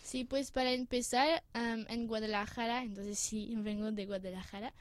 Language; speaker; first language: Spanish; non-native, local second language; French